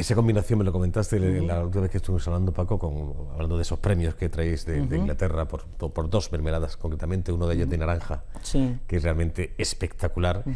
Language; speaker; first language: Spanish; native; Spanish